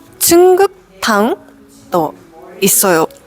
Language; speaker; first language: Korean; non-native, learner; Japanese